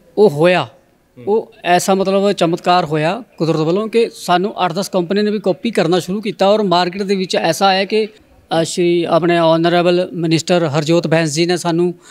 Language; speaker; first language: Punjabi; native; Punjabi